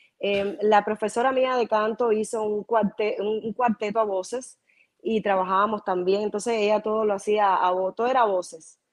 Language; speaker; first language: Spanish; native; Spanish